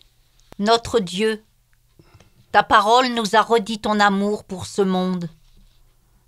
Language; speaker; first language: French; native; French